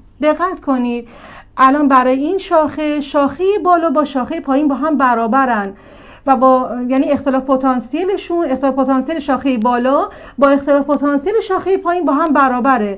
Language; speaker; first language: Persian; native; Persian